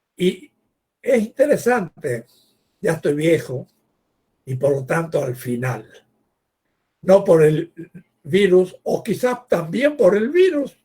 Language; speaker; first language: Spanish; native; Spanish